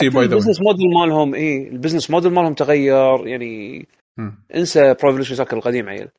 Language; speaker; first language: Arabic; native; Arabic